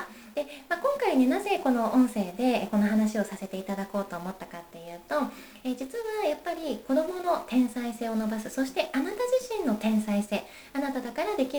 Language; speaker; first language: Japanese; native; Japanese